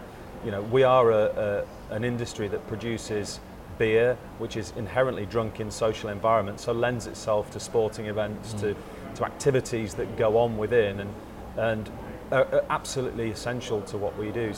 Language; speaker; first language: English; native; English